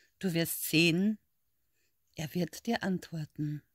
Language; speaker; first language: German; native; German